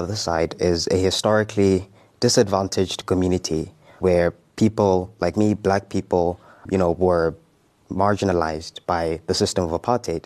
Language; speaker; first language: English; non-native, local second language; Zulu